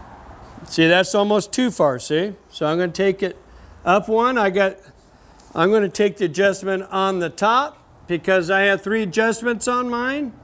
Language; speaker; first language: English; native; English